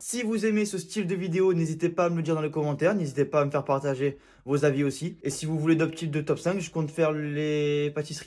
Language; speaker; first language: French; native; French